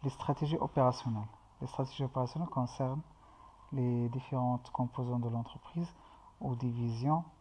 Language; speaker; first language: French; non-native, local second language; Arabic